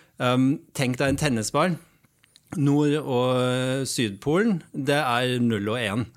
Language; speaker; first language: Norwegian; non-native, fluent; Dutch